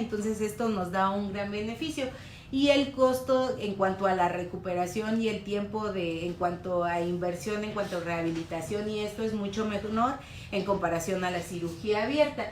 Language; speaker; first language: Spanish; native; Spanish